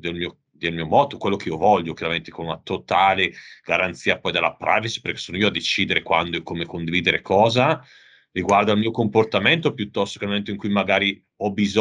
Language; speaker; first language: Italian; native; Italian